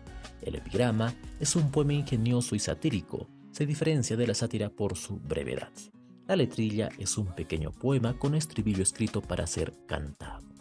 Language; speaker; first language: Spanish; native; Spanish